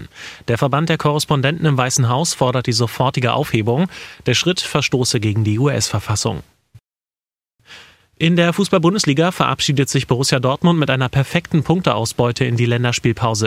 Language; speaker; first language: German; native; German